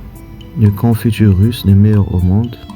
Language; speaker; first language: French; non-native, local second language; Arabic